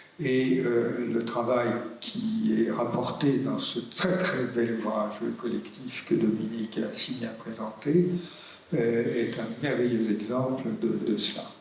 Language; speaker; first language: French; native; French